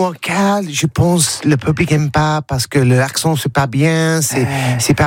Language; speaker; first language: French; non-native, learner; English